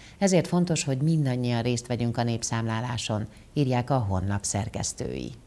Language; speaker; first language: Hungarian; native; Hungarian